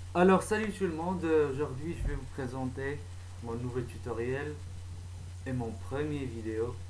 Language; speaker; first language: French; non-native, fluent; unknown